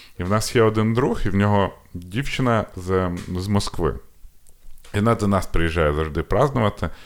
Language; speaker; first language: Ukrainian; native; Ukrainian